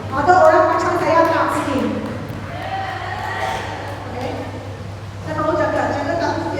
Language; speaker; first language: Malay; non-native, local second language; Chinese